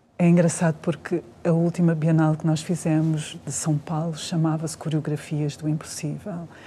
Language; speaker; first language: Portuguese; native; Portuguese